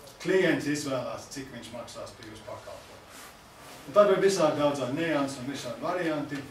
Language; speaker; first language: Latvian; early bilingual, heritage; English